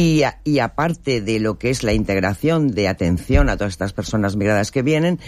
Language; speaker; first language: Spanish; native; Spanish